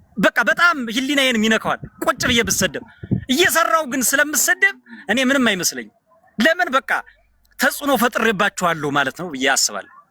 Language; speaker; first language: Amharic; native; Amharic